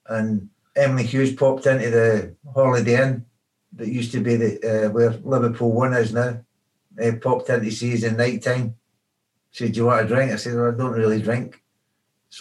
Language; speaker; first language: English; native; English